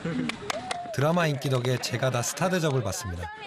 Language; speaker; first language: Korean; native; Korean